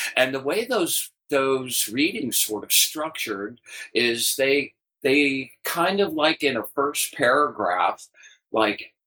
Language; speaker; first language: English; native; English